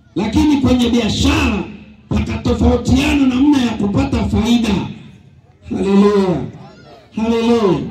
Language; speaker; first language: Swahili; native; Swahili